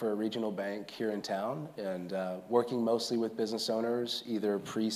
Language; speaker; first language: English; native; English